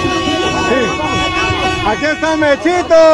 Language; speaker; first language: Spanish; native; Spanish